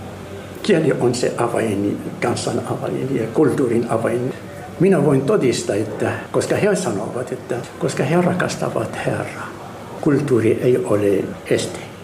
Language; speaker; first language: Finnish; non-native, learner; Arabic